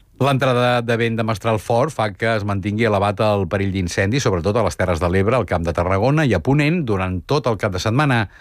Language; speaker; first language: Catalan; native; Catalan